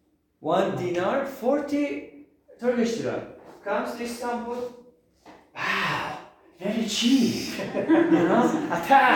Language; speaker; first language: English; non-native, fluent; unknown